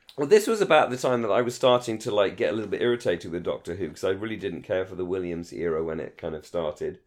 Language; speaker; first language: English; native; English